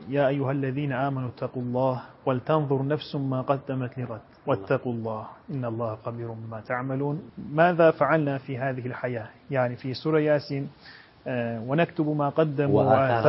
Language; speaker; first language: Arabic; non-native, fluent; Turkish